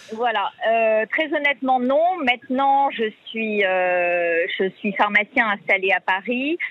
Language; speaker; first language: French; native; French